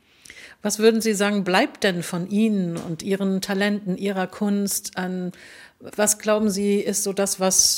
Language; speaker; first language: German; native; German